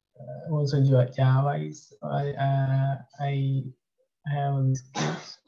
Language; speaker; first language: English; non-native, learner; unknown